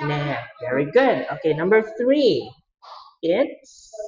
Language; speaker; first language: English; non-native, fluent; Vietnamese